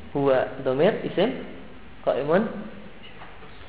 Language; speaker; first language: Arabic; non-native, fluent; Indonesian